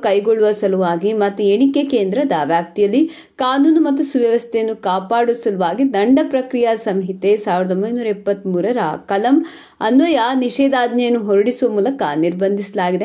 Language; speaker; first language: Kannada; native; Kannada